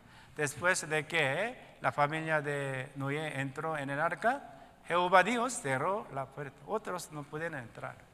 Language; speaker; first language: Spanish; non-native, learner; Korean